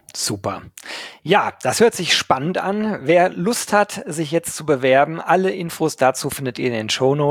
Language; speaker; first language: German; native; German